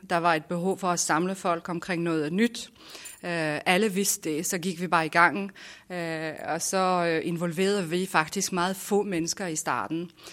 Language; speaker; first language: Danish; non-native, fluent; French